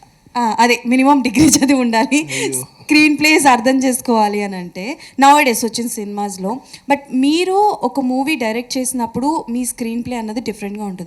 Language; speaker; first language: Telugu; native; Telugu